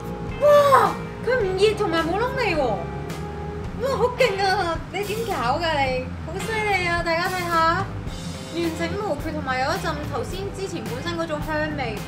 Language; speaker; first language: Cantonese; native; Cantonese